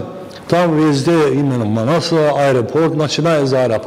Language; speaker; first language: Russian; non-native, fluent; Azerbaijani